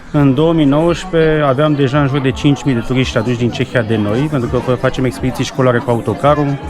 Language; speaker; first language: Romanian; non-native, local second language; Czech